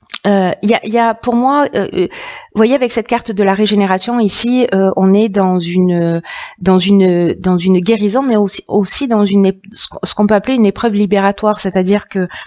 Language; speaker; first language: French; native; French